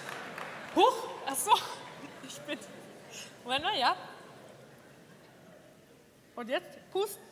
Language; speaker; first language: German; native; German